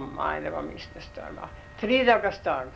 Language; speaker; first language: Norwegian; early bilingual, heritage; Norwegian